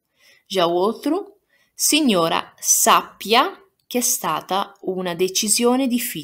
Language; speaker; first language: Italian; non-native, fluent; Portuguese